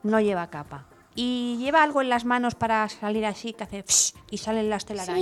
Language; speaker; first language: Spanish; native; Spanish